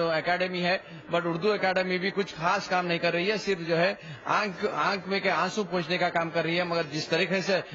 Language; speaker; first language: Urdu; native; Urdu